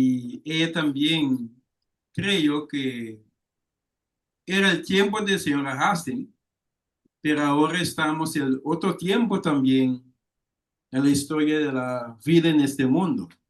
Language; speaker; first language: Spanish; non-native, learner; Papiamento